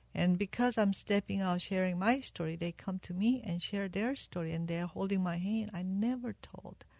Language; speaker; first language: English; non-native, fluent; Korean